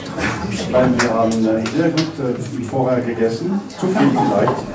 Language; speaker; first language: German; non-native, learner; French